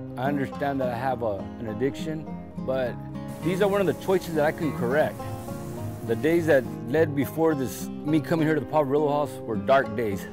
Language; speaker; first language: English; native; English